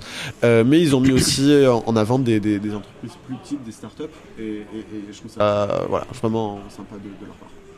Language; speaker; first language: French; native; French